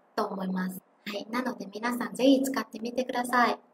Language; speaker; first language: Japanese; non-native, fluent; Vietnamese